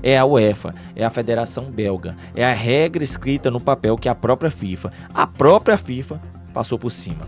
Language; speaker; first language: Portuguese; native; Portuguese